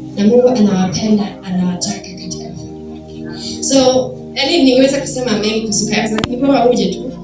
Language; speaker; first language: Swahili; non-native, fluent; German